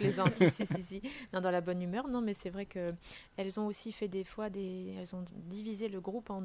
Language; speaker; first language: French; native; French